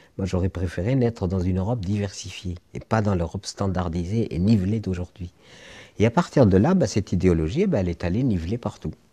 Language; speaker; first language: French; non-native, local second language; Arabic